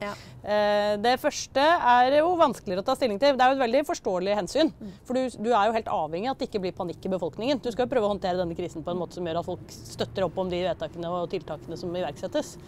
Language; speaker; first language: Norwegian; native; Norwegian